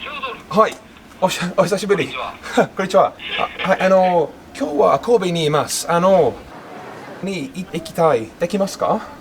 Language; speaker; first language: Japanese; non-native, learner; English